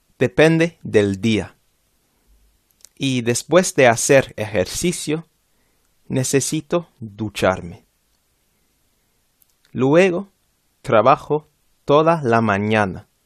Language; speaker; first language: Spanish; non-native, fluent; English